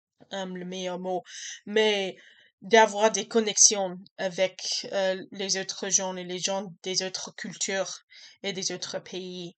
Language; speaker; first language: French; non-native, learner; English